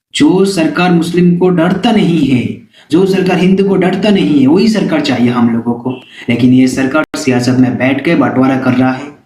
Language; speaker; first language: Hindi; non-native, local second language; Bangla